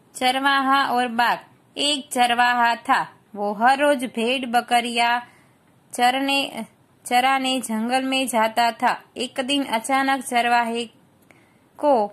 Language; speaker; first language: Hindi; non-native, local second language; Gujarati